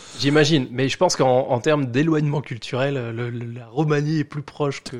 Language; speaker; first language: French; native; French